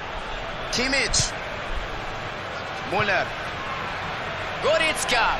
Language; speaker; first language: Arabic; native; Arabic